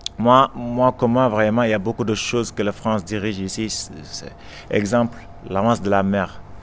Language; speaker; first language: French; non-native, local second language; Wolof